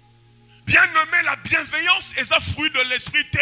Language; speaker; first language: French; non-native, local second language; Lingala